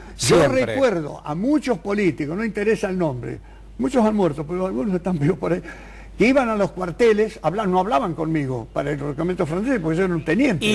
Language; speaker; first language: Spanish; native; Spanish